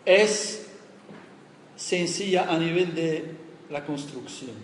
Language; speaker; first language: Spanish; non-native, fluent; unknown